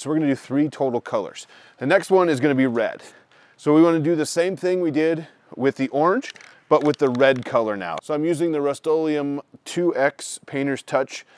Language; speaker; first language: English; native; English